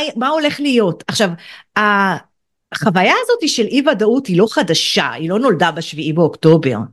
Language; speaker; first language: Hebrew; native; Hebrew